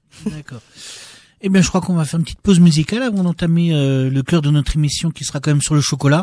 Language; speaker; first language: French; native; French